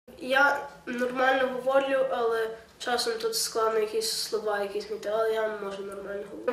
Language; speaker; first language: Ukrainian; early bilingual, heritage; Ukrainian